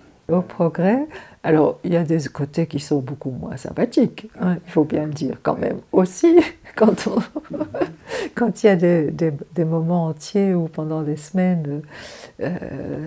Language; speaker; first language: French; native; French